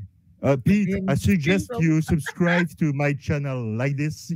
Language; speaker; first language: English; non-native, learner; French